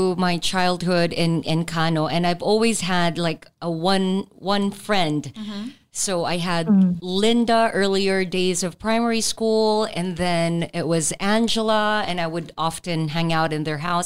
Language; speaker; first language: English; non-native, local second language; Filipino